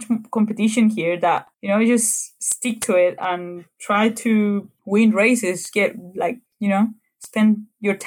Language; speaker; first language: English; non-native, fluent; Spanish